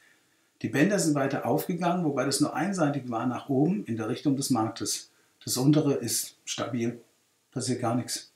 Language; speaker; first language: German; native; German